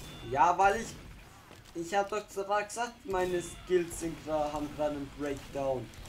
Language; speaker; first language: German; native; German